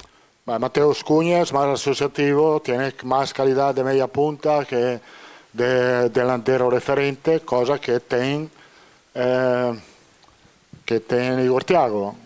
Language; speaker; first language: Portuguese; non-native, fluent; Italian